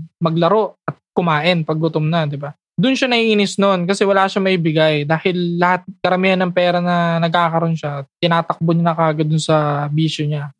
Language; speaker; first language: Filipino; native; Filipino